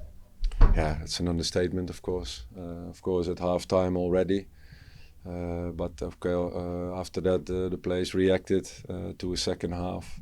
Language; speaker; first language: English; non-native, fluent; Dutch